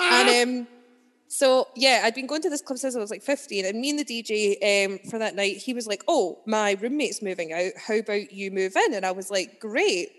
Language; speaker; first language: English; native; English